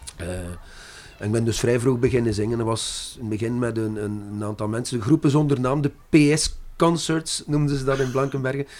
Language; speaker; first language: Dutch; non-native, local second language; French